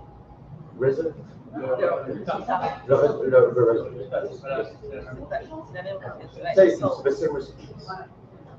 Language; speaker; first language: English; non-native, learner; French